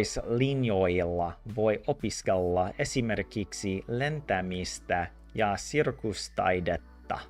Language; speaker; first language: Finnish; non-native, learner; English